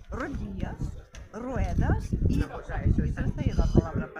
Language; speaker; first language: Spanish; non-native, learner; Ukrainian